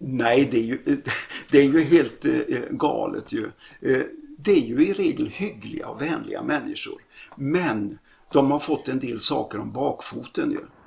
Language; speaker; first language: Swedish; native; Swedish